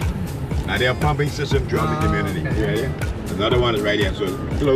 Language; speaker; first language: English; native; English